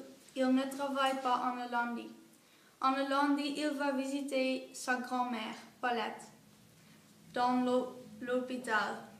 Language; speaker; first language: French; non-native, learner; Dutch